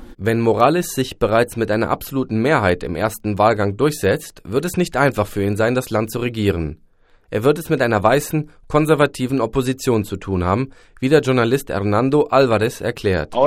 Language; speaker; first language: German; native; German